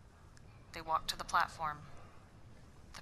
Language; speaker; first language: English; native; English